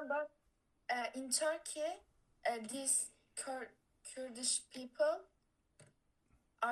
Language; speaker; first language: English; non-native, learner; Turkish